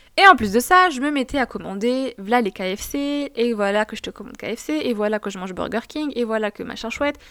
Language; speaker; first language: French; non-native, local second language; Arabic